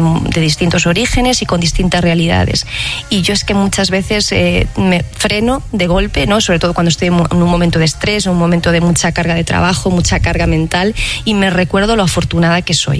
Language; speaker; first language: Spanish; native; Spanish